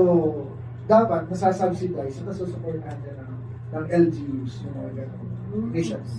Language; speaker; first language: Filipino; native; Filipino